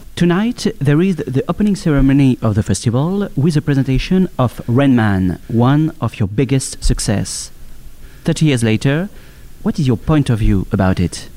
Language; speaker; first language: English; non-native, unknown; French